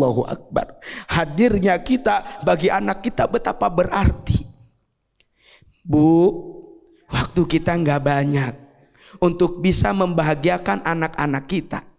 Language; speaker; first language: Indonesian; native; Indonesian